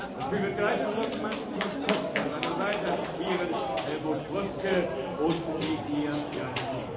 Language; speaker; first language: German; native; German